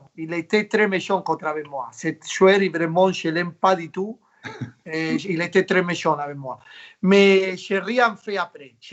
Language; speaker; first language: French; non-native, fluent; Spanish